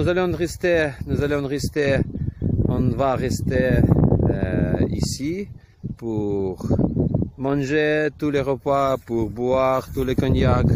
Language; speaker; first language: French; non-native, learner; Ukrainian